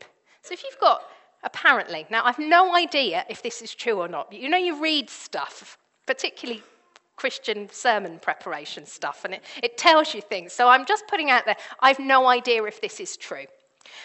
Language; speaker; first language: English; native; English